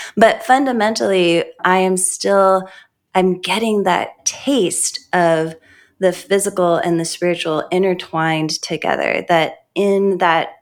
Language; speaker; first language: English; native; English